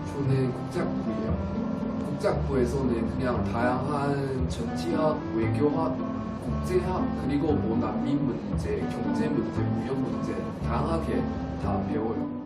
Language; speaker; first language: Korean; non-native, learner; Chinese